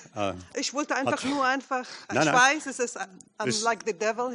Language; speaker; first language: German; non-native, fluent; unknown